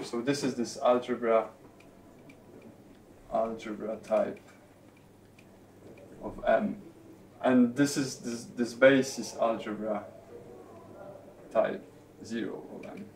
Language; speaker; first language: English; non-native, fluent; Polish